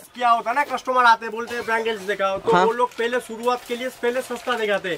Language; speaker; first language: Hindi; non-native, local second language; Bangla